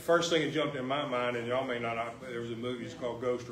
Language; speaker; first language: English; native; English